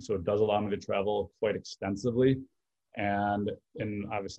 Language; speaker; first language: English; native; English